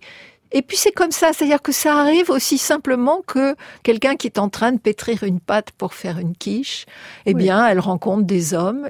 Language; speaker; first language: French; native; French